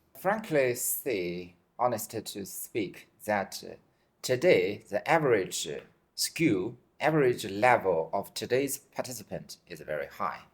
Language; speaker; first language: English; non-native, fluent; Chinese